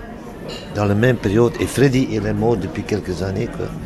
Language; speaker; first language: French; non-native, local second language; Dutch